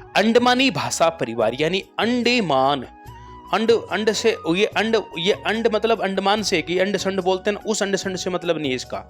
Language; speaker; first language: Hindi; native; Hindi